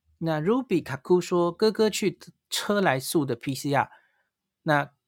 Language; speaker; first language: Chinese; native; Chinese